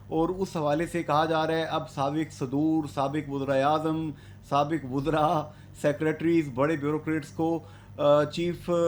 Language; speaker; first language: Urdu; non-native, local second language; Punjabi